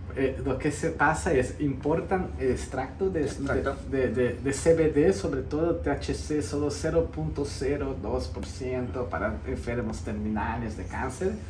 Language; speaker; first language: Spanish; early bilingual, heritage; Spanish